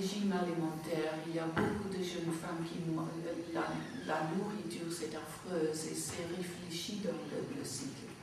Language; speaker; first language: French; non-native, fluent; English